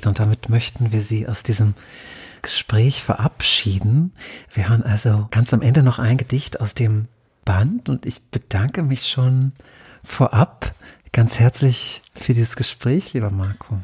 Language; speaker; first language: German; native; German